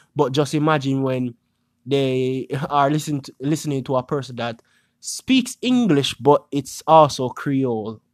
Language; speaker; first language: English; non-native, local second language; Jamaican Creole English